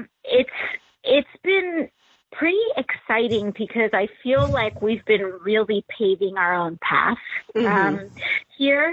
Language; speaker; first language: English; native; English